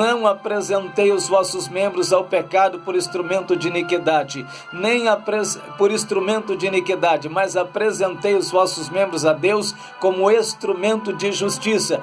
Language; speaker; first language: Portuguese; native; Portuguese